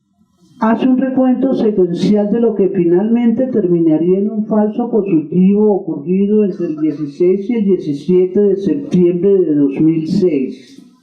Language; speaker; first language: Spanish; native; Spanish